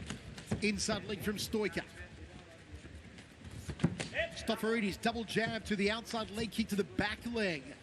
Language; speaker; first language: English; native; English